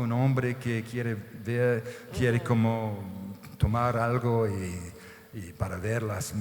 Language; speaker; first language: Spanish; non-native, fluent; English